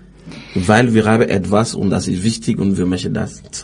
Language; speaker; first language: German; non-native, learner; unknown